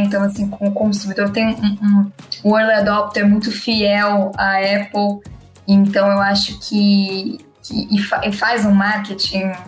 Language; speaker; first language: Portuguese; native; Portuguese